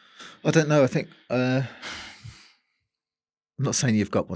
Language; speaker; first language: English; native; English